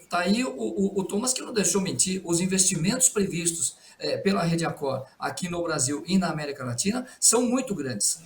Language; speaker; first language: Portuguese; native; Portuguese